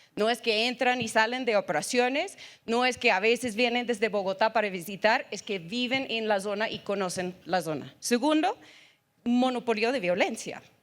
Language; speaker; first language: Spanish; non-native, fluent; English